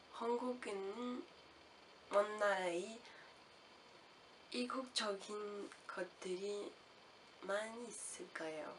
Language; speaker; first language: Korean; non-native, learner; French